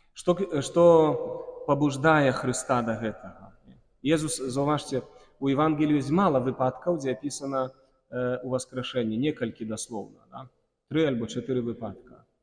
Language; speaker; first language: Belarusian; non-native, local second language; Russian